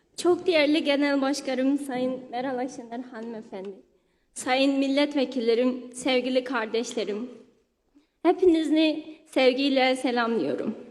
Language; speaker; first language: Turkish; non-native, fluent; Uyghur